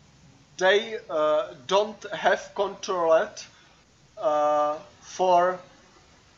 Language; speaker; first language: English; non-native, learner; Czech